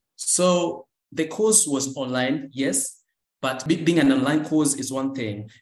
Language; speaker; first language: English; non-native, local second language; Swahili